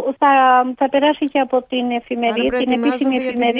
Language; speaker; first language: Greek; non-native, fluent; Albanian